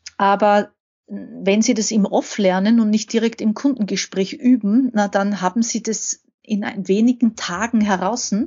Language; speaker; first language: German; native; German